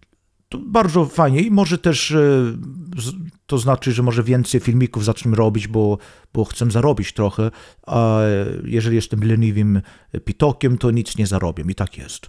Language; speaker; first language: Polish; non-native, learner; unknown